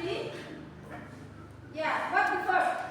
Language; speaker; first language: English; non-native, learner; Indonesian